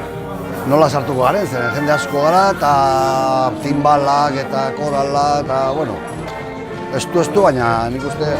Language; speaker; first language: Basque; non-native, local second language; Spanish